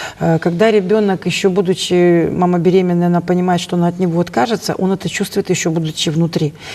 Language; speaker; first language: Russian; native; Russian